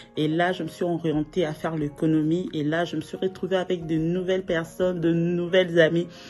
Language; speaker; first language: French; non-native, local second language; Lingala